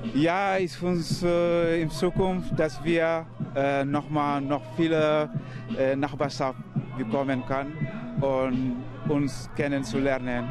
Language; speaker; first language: German; non-native, learner; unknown